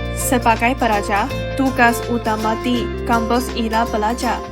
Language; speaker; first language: Malay; non-native, learner; Chinese